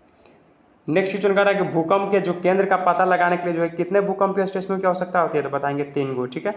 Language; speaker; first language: Hindi; native; Hindi